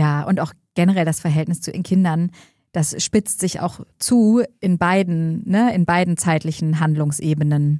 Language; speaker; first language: German; native; German